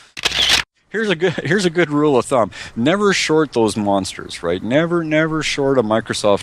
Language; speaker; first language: English; native; English